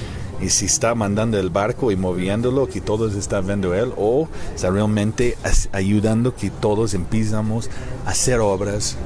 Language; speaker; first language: Spanish; non-native, learner; English